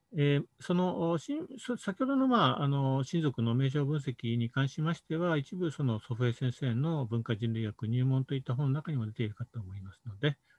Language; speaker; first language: Japanese; native; Japanese